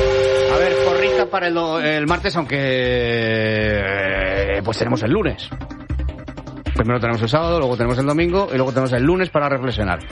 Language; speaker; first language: Spanish; native; Spanish